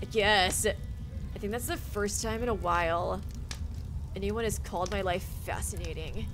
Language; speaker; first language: English; native; English